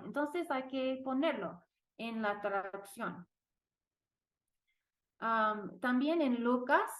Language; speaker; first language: Spanish; non-native, fluent; English